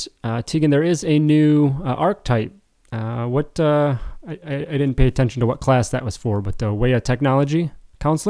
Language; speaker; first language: English; native; English